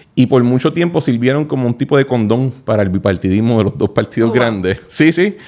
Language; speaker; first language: Spanish; native; Spanish